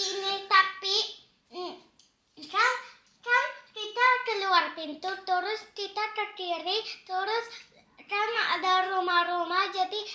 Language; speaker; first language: Indonesian; early bilingual, heritage; Indonesian